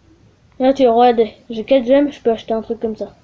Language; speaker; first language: French; native; French